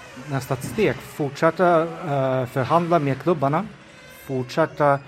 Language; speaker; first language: Swedish; non-native, fluent; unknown